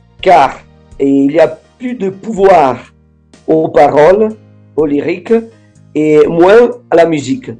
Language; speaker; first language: French; non-native, fluent; Italian